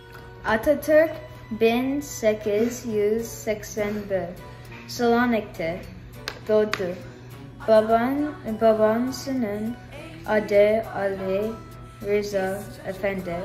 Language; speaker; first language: Turkish; early bilingual, heritage; Turkish